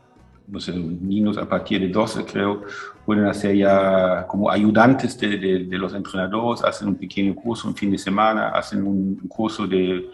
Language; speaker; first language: Spanish; non-native, fluent; German